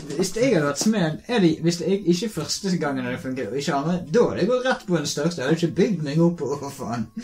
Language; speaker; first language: Norwegian; native; Norwegian